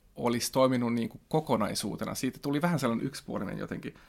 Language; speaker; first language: Finnish; non-native, local second language; Swedish